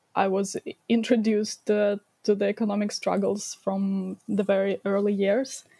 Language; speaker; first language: English; non-native, fluent; Ukrainian